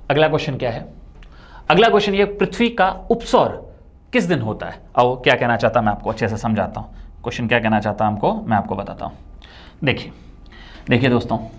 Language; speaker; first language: Hindi; native; Hindi